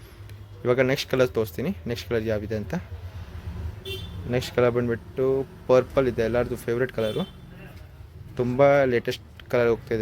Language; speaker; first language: Kannada; non-native, local second language; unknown